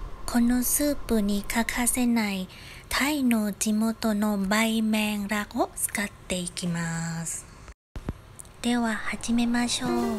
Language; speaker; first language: Japanese; non-native, fluent; Thai